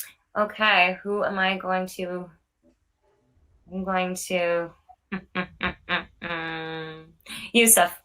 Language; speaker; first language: English; non-native, fluent; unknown